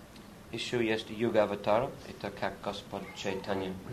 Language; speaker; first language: Russian; non-native, learner; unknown